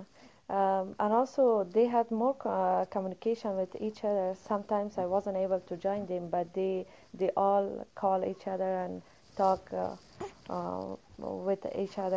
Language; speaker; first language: English; non-native, fluent; Persian